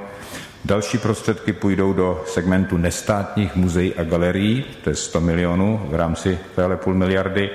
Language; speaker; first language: Czech; native; Czech